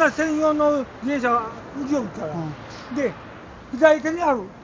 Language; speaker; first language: Japanese; native; Japanese